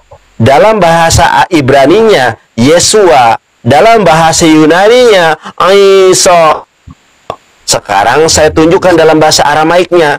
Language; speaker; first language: Indonesian; native; Indonesian